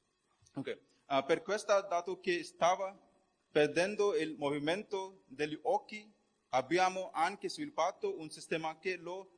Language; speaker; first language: Italian; non-native, fluent; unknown